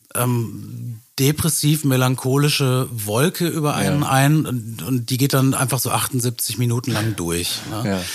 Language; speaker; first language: German; native; German